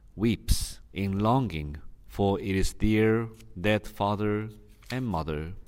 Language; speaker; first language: English; non-native, fluent; Japanese